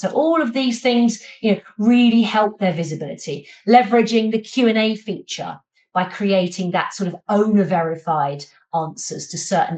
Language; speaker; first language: English; native; English